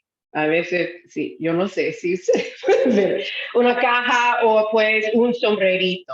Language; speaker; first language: Spanish; non-native, fluent; English